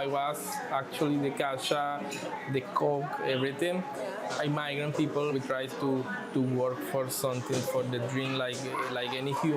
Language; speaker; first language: English; non-native, learner; Spanish